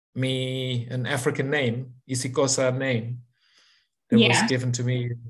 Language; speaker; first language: English; non-native, fluent; Dutch